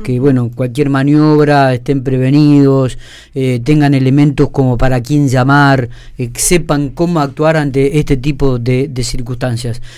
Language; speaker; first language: Spanish; native; Spanish